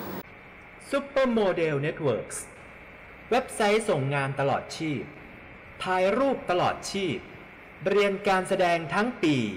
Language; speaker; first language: Thai; native; Thai